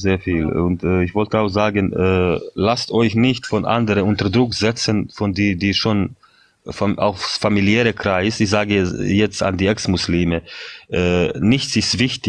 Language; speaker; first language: German; non-native, fluent; Bosnian